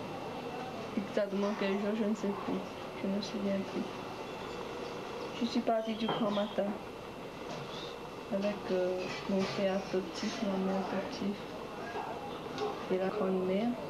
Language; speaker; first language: French; early bilingual, other home language; Chinese